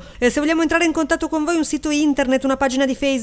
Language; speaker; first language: Italian; native; Italian